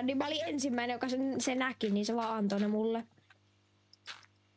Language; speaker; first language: Finnish; native; Finnish